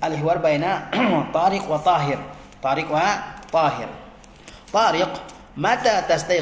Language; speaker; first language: Arabic; non-native, fluent; Indonesian